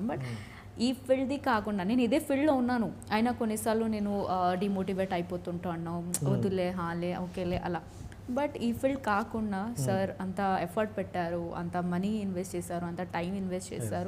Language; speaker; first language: Telugu; non-native, learner; Odia